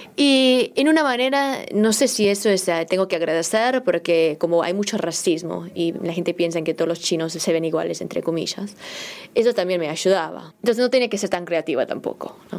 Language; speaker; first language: Spanish; early bilingual, other home language; Korean